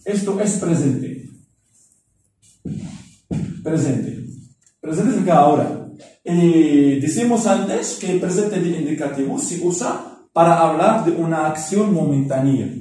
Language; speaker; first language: Spanish; non-native, fluent; Arabic